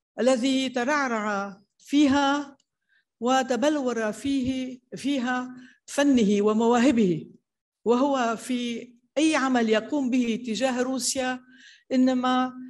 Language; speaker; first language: Arabic; native; Arabic